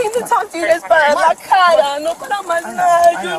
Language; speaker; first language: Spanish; early bilingual, heritage; Spanish